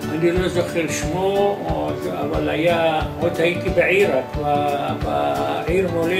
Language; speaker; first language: Hebrew; non-native, fluent; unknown